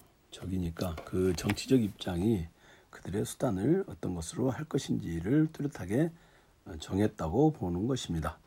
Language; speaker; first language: Korean; native; Korean